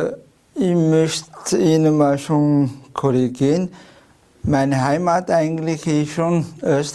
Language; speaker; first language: German; non-native, fluent; Chinese